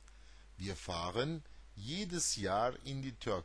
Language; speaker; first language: German; non-native, fluent; Turkish